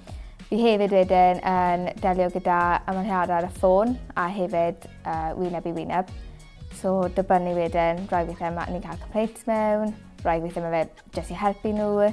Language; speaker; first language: Welsh; native; Welsh